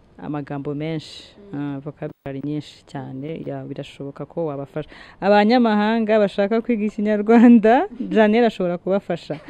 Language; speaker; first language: Kinyarwanda; native; Kinyarwanda